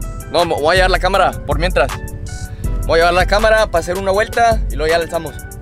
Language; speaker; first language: Spanish; early bilingual, heritage; Spanish